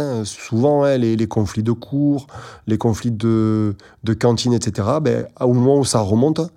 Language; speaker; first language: French; native; French